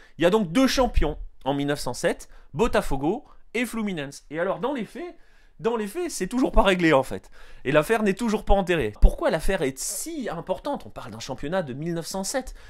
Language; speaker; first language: French; native; French